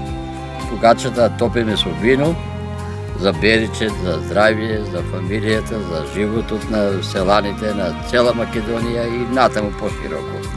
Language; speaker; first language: Macedonian; native; Macedonian